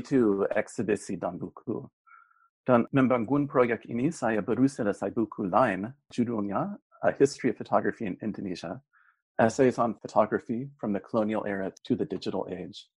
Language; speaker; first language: Indonesian; non-native, fluent; English